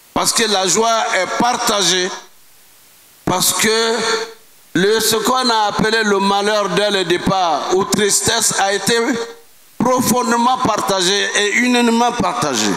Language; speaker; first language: French; non-native, local second language; Dyula